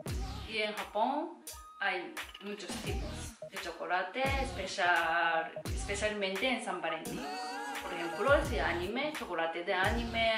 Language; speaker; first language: Spanish; non-native, learner; Japanese